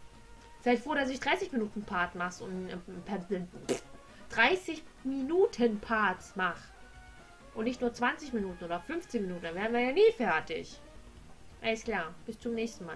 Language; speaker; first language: German; native; German